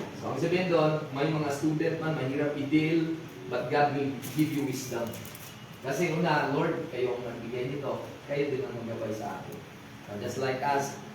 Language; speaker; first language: Filipino; non-native, local second language; Cebuano